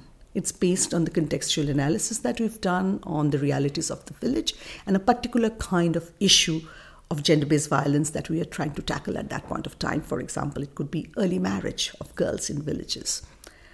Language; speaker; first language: English; non-native, local second language; Bangla